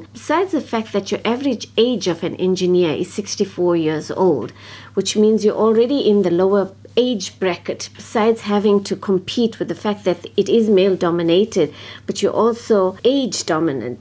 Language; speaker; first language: English; native; English